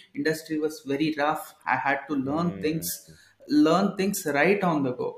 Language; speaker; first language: English; non-native, local second language; Telugu